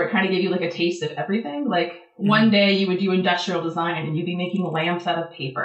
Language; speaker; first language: English; native; English